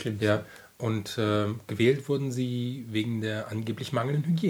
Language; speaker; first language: German; native; German